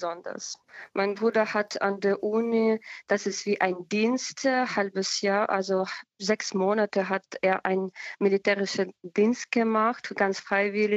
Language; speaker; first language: German; non-native, fluent; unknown